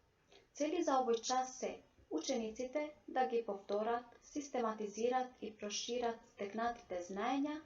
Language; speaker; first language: Macedonian; non-native, local second language; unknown